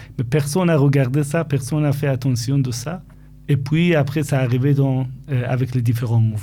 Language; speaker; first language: French; non-native, fluent; Persian